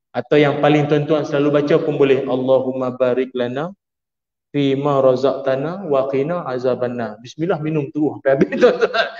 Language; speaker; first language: Malay; native; Malay